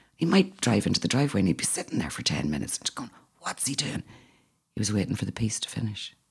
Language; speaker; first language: English; native; English